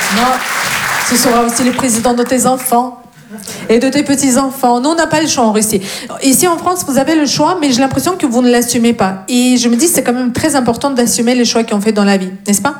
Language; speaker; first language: French; non-native, fluent; Russian